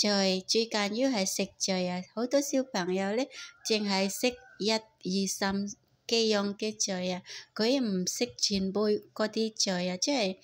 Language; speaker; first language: Cantonese; non-native, fluent; Indonesian